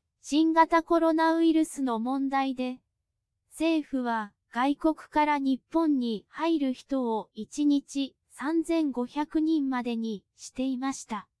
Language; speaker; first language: Japanese; non-native, fluent; Cantonese